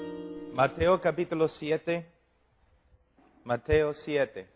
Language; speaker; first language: Spanish; non-native, fluent; English